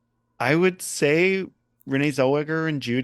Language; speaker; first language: English; native; English